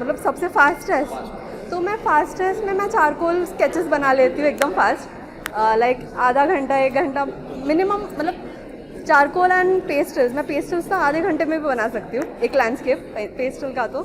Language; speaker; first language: Hindi; native; Hindi